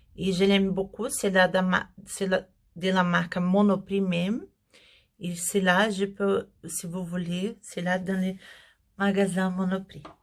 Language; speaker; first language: French; non-native, learner; Portuguese